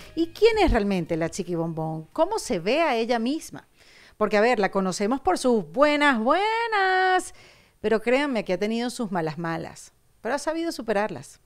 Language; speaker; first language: Spanish; native; Spanish